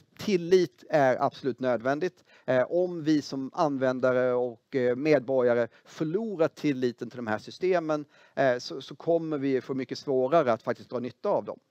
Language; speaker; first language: Swedish; native; Swedish